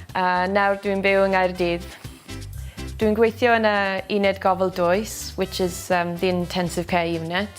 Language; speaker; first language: Welsh; non-native, local second language; English